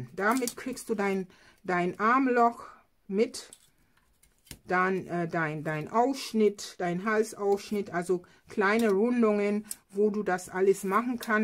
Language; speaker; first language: German; non-native, fluent; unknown